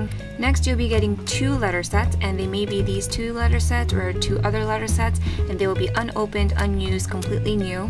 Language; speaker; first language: English; native; English